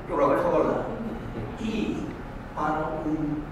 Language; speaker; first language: Spanish; non-native, fluent; English